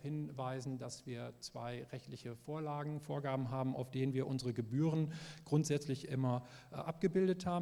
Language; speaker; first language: German; native; German